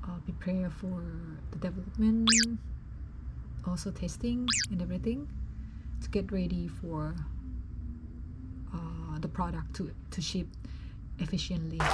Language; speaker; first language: English; non-native, fluent; Lao